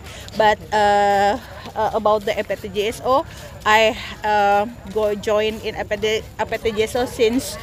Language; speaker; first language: English; non-native, learner; Indonesian